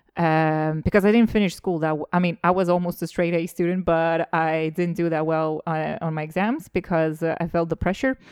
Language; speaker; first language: English; non-native, fluent; Estonian